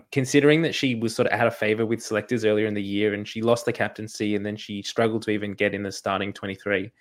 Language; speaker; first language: English; native; English